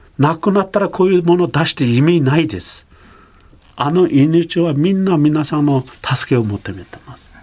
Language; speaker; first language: Japanese; non-native, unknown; Uyghur